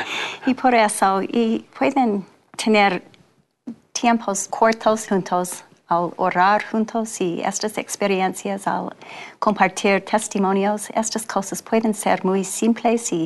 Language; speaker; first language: Spanish; non-native, fluent; English